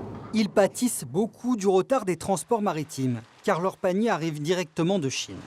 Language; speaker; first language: French; native; French